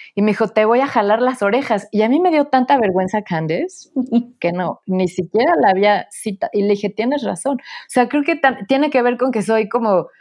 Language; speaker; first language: Spanish; native; Spanish